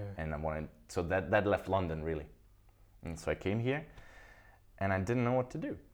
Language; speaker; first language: English; early bilingual, other home language; Italian